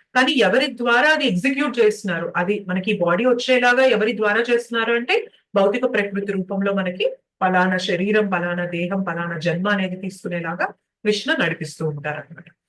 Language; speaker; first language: Telugu; native; Telugu